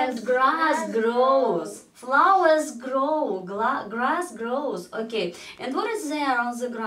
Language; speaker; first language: English; non-native, fluent; Russian